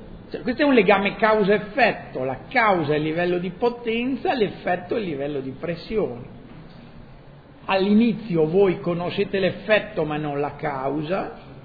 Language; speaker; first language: Italian; native; Italian